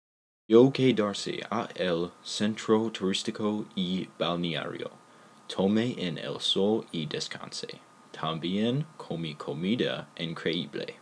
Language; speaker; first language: Spanish; non-native, learner; English